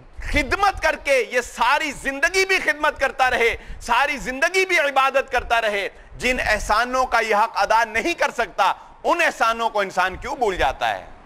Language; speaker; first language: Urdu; non-native, local second language; Punjabi